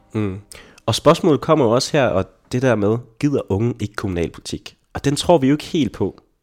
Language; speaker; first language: Danish; native; Danish